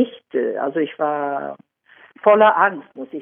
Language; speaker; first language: German; non-native, fluent; Swedish